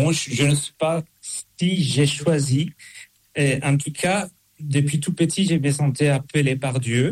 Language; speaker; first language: French; non-native, fluent; Spanish